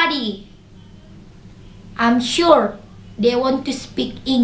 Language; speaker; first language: English; non-native, learner; Indonesian